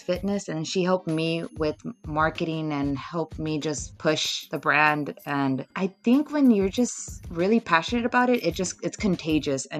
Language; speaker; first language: English; native; English